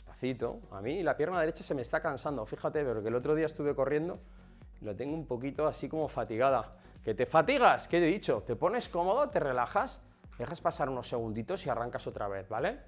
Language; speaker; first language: Spanish; native; Spanish